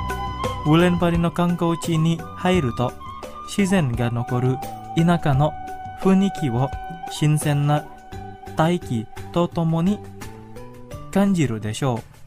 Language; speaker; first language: Japanese; non-native, fluent; Indonesian